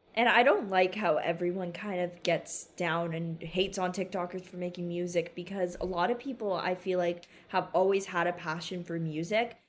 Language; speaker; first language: English; native; English